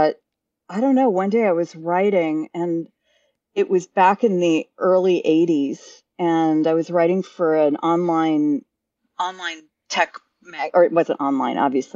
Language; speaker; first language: English; native; English